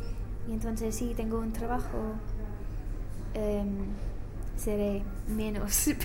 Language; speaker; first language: Spanish; non-native, learner; English